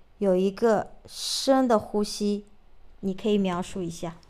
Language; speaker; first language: Chinese; native; Chinese